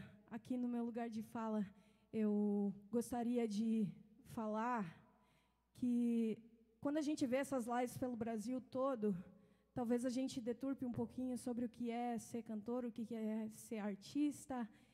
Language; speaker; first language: Portuguese; native; Portuguese